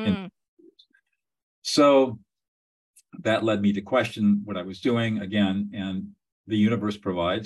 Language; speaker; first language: English; native; English